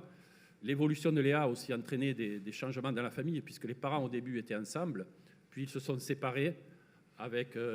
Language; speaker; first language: French; native; French